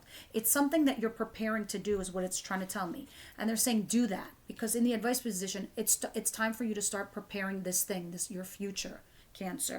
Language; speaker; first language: English; native; English